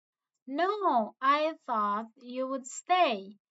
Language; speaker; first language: English; non-native, fluent; Persian